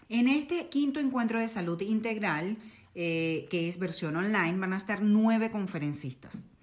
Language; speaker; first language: Spanish; native; Spanish